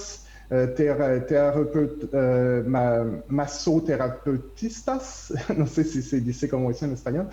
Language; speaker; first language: Spanish; non-native, learner; French